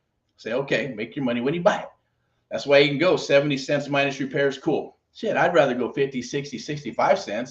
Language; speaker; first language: English; native; English